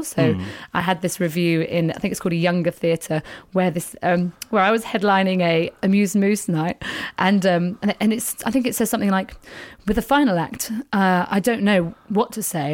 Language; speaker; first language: English; native; English